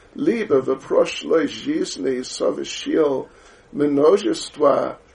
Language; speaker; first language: Russian; non-native, learner; English